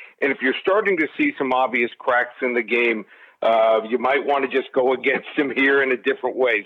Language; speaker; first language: English; native; English